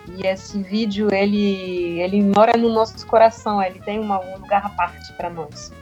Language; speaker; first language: Portuguese; non-native, fluent; French